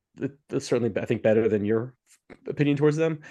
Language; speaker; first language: English; native; English